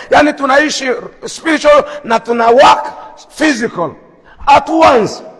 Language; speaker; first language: English; non-native, local second language; Swahili